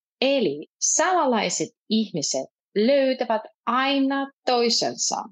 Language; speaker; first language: Finnish; non-native, fluent; Russian